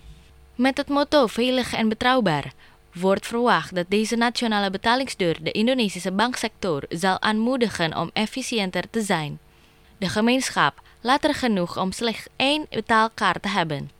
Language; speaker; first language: Dutch; non-native, fluent; Indonesian